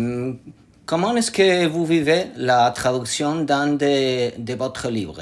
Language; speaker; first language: French; non-native, learner; Spanish